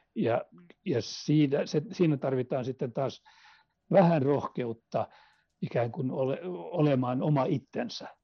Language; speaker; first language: Finnish; non-native, local second language; Swedish